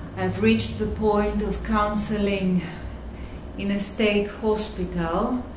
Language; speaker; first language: English; non-native, fluent; Greek